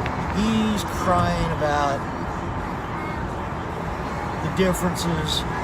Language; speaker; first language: English; native; English